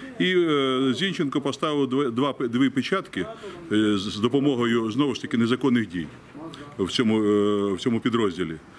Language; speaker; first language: Ukrainian; native; Ukrainian